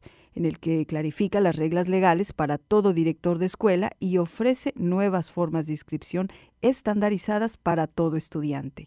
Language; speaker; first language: Spanish; native; Spanish